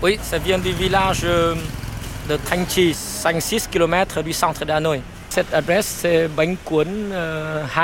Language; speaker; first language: French; non-native, fluent; Vietnamese